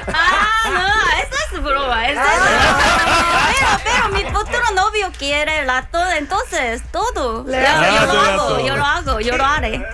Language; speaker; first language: Spanish; non-native, learner; Korean